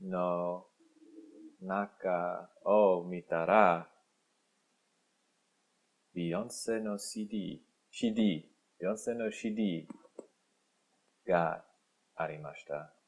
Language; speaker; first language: Japanese; non-native, learner; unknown